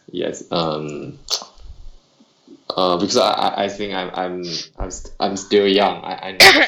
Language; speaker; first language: English; non-native, learner; Chinese